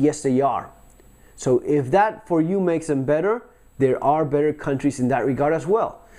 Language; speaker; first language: English; non-native, fluent; Spanish